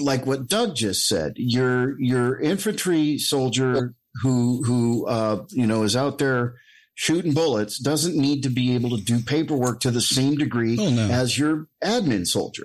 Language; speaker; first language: English; native; English